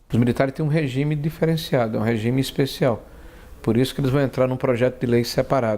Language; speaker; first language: Portuguese; native; Portuguese